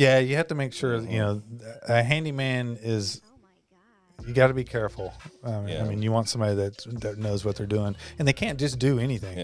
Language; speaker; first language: English; native; English